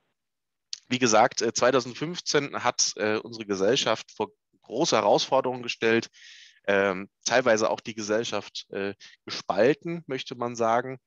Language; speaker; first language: German; native; German